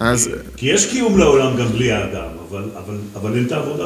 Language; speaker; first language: Hebrew; native; Hebrew